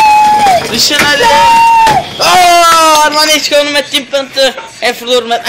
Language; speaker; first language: Dutch; early bilingual, other home language; Turkish